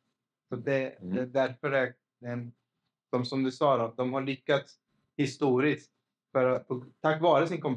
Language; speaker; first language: Swedish; native; Swedish